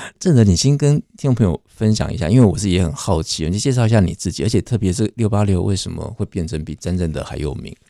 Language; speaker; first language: Chinese; native; Chinese